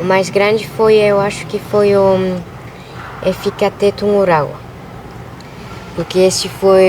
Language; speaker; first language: Portuguese; early bilingual, other home language; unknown